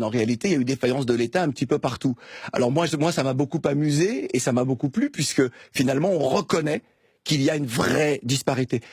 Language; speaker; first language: French; native; French